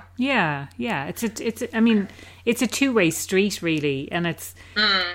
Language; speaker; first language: English; native; English